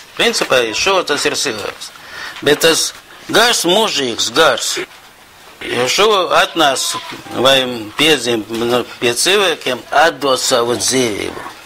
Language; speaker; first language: Latvian; non-native, local second language; Russian